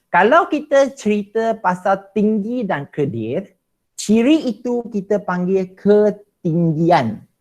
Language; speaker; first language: Malay; non-native, local second language; Chinese